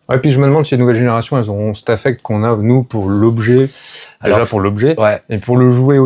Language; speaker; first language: French; native; French